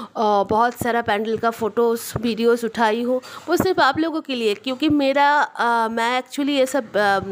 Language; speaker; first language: Hindi; non-native, local second language; Bangla